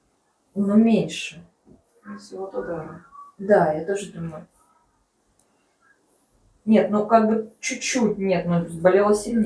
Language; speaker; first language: Russian; native; Russian